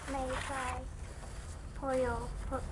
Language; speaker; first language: Spanish; non-native, learner; English